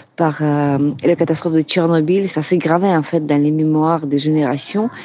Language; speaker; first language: French; non-native, fluent; Ukrainian